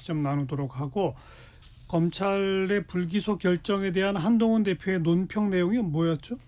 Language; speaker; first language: Korean; native; Korean